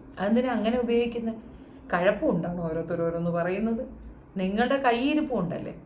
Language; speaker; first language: Malayalam; native; Malayalam